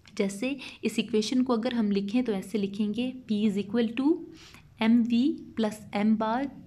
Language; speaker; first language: Urdu; non-native, local second language; Punjabi